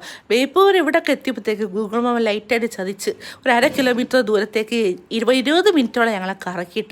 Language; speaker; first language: Malayalam; native; Malayalam